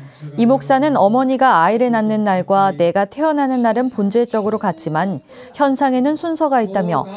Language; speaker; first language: Korean; native; Korean